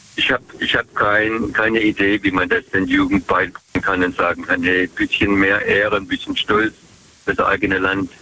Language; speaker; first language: German; native; German